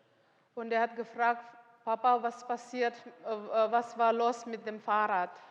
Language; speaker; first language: German; non-native, learner; Indonesian